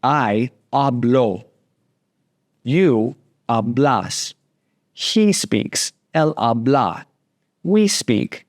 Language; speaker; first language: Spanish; non-native, fluent; English